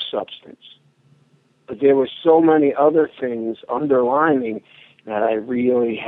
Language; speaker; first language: English; native; English